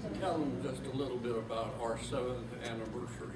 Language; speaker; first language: English; native; English